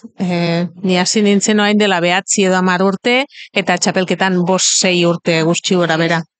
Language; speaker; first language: Basque; non-native, fluent; Catalan